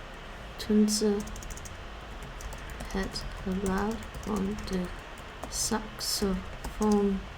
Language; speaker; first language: Dutch; non-native, learner; English